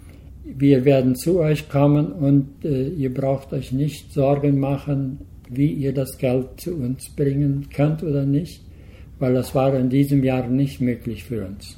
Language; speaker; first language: German; early bilingual, heritage; Low German